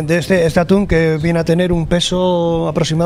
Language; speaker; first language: Spanish; native; Spanish